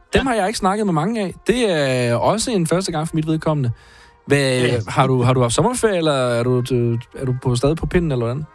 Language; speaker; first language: Danish; native; Danish